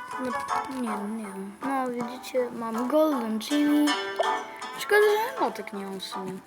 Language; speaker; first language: Polish; native; Polish